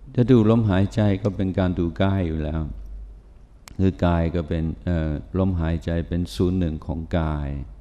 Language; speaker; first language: Thai; non-native, fluent; English